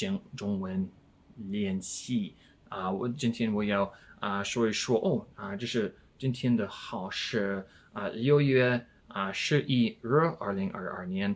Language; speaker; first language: Chinese; non-native, learner; English